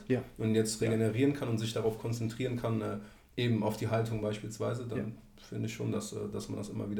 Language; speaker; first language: German; native; German